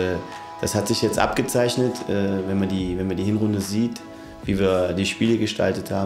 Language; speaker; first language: German; native; German